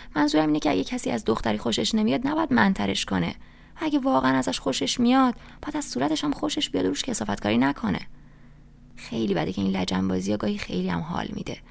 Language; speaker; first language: Persian; native; Persian